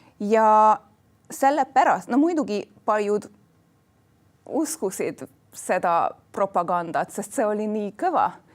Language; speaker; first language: Estonian; non-native, fluent; Hungarian